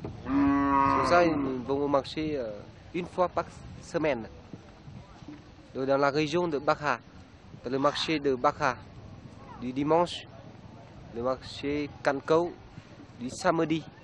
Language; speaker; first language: French; non-native, fluent; Vietnamese